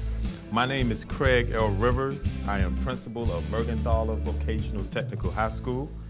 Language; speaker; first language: English; native; English